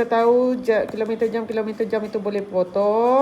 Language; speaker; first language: Malay; native; Malay